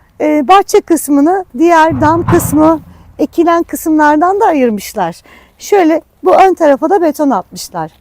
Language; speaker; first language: Turkish; native; Turkish